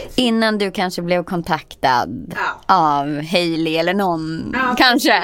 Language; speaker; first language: Swedish; native; Swedish